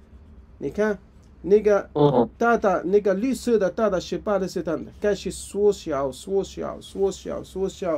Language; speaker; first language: Chinese; non-native, fluent; Arabic